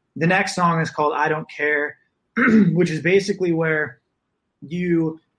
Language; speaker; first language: English; native; English